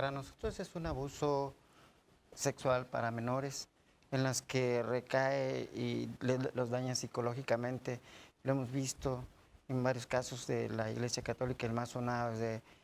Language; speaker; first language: Spanish; native; Spanish